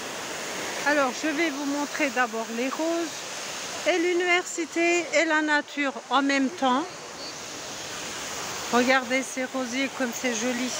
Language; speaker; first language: French; non-native, fluent; Turkish